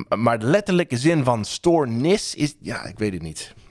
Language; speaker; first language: Dutch; non-native, fluent; English